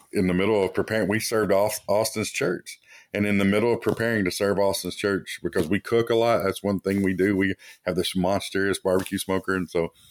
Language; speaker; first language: English; native; English